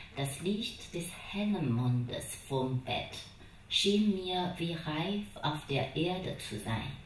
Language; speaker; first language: German; non-native, fluent; Chinese